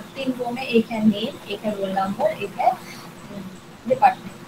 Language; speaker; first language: Hindi; non-native, local second language; Bangla